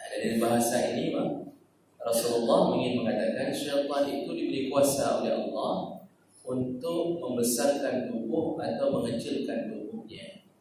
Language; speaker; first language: Malay; non-native, local second language; Achinese